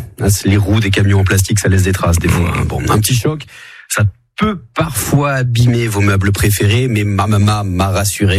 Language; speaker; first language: French; native; French